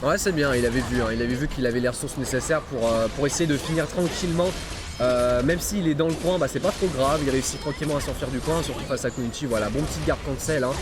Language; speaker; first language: French; native; French